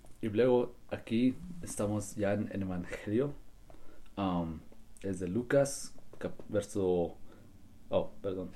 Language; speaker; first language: Spanish; early bilingual, heritage; Spanish